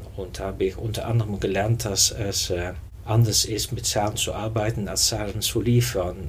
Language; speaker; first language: German; non-native, fluent; Dutch